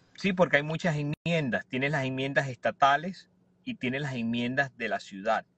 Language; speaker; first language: Spanish; native; Spanish